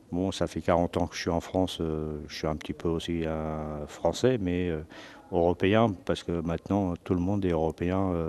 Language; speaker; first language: French; early bilingual, other home language; Portuguese